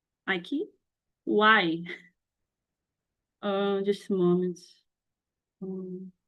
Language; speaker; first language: English; non-native, learner; Portuguese